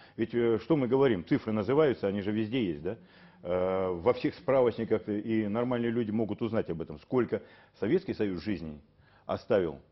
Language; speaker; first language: Russian; native; Russian